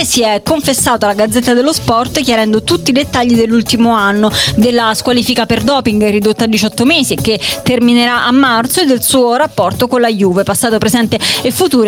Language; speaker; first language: Italian; native; Italian